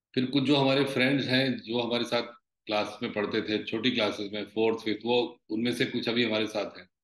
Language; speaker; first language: Hindi; native; Hindi